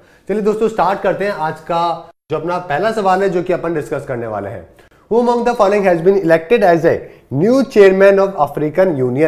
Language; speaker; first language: Hindi; native; Hindi